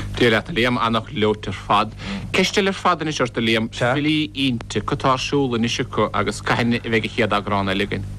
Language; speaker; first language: Irish; native; Irish